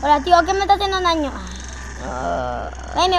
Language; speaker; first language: Spanish; native; Spanish